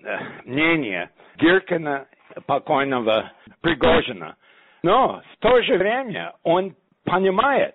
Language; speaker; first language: Russian; non-native, fluent; English